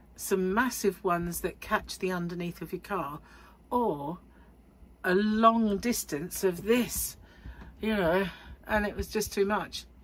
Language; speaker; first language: English; native; English